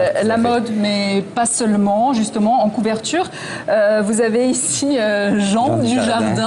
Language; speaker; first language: French; native; French